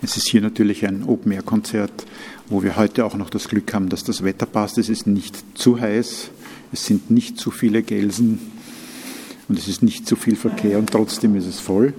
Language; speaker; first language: German; native; German